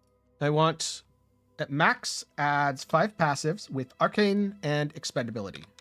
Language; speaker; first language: English; native; English